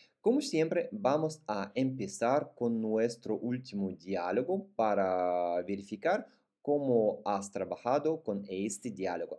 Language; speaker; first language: Spanish; non-native, fluent; Russian